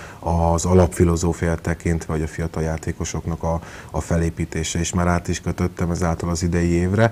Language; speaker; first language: Hungarian; native; Hungarian